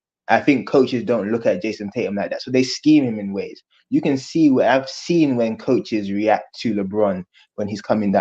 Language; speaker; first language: English; native; English